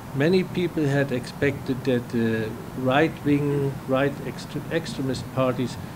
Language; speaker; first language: English; non-native, fluent; German